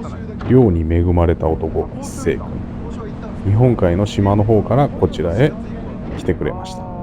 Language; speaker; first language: Japanese; native; Japanese